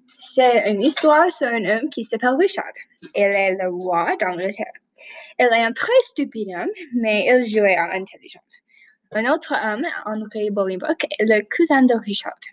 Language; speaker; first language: French; non-native, learner; English